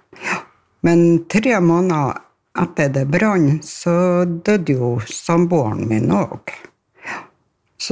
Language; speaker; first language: Norwegian; native; Norwegian